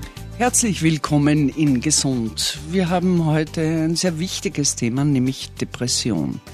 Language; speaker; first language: German; native; German